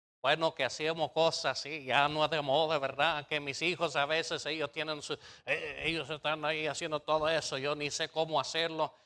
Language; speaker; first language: Spanish; non-native, fluent; English